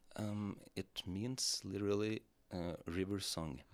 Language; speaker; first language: English; non-native, fluent; Norwegian